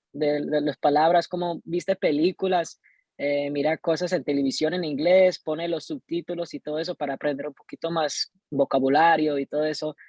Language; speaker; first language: Spanish; non-native, learner; English